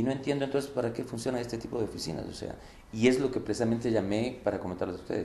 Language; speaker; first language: Spanish; native; Spanish